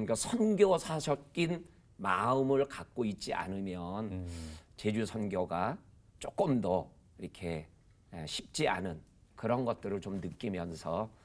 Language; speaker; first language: Korean; native; Korean